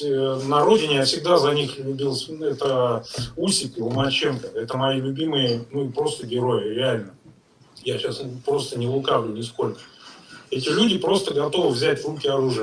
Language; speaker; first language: Russian; native; Russian